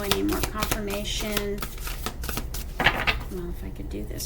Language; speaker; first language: English; native; English